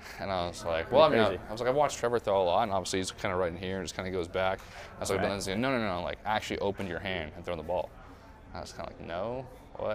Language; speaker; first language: English; native; English